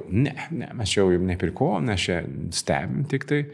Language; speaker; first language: Lithuanian; non-native, fluent; Swedish